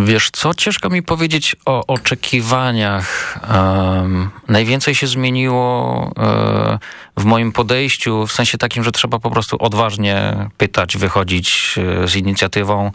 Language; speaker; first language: Polish; native; Polish